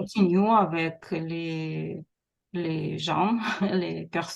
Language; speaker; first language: French; non-native, fluent; Russian